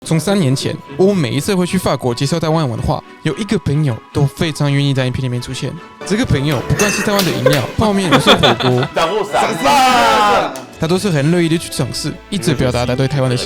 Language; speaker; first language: Chinese; native; Chinese